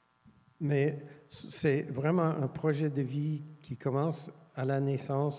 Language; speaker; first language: French; non-native, fluent; English